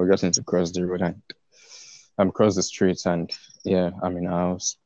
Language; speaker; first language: English; non-native, local second language; Yoruba